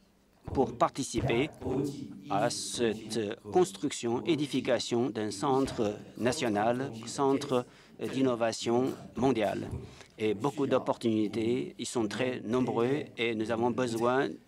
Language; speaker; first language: French; non-native, fluent; Chinese